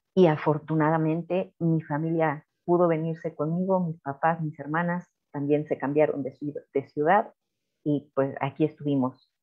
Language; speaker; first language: Spanish; native; Spanish